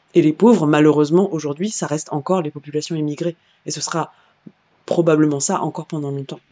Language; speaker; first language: French; native; French